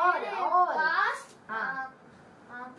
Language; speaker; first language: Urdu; non-native, local second language; Tamil